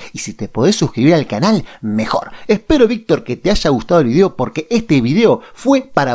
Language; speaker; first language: Spanish; native; Spanish